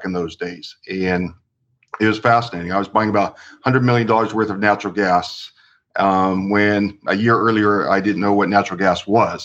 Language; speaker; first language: English; native; English